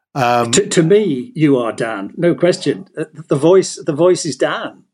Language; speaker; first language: English; native; English